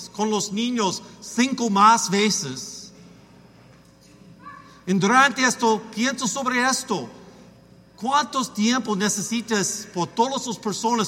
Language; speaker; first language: Spanish; non-native, learner; English